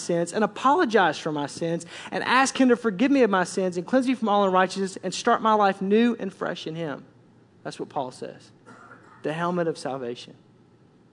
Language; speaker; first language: English; native; English